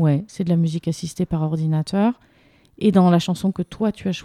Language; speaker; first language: French; native; French